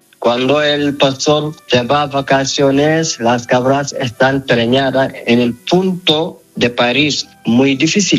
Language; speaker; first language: Spanish; non-native, learner; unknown